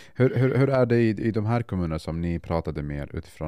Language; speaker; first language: Swedish; non-native, fluent; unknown